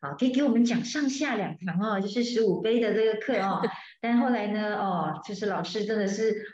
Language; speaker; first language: Chinese; native; Chinese